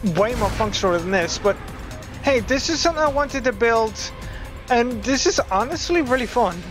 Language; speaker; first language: English; native; English